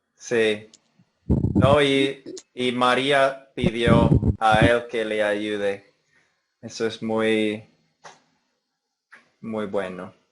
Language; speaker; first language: Spanish; non-native, fluent; English